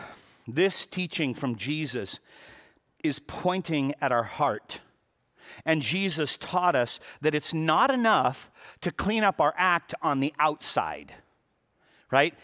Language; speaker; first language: English; native; English